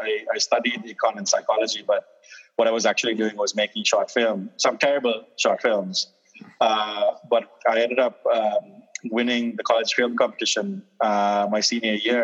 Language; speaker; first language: English; non-native, local second language; Sinhala